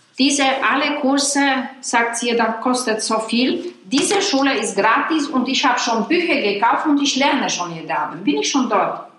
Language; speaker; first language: German; non-native, fluent; Polish